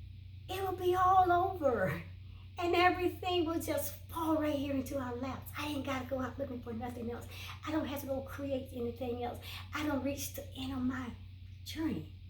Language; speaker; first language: English; native; English